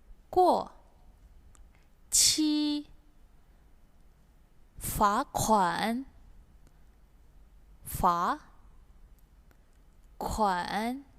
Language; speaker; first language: Chinese; non-native, fluent; Indonesian